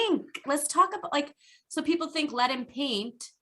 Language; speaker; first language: English; native; English